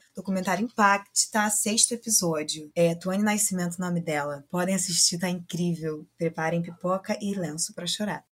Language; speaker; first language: Portuguese; native; Portuguese